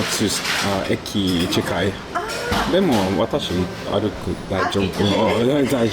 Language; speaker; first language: Japanese; non-native, learner; English